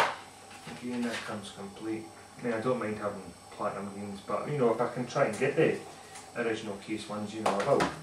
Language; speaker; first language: English; native; English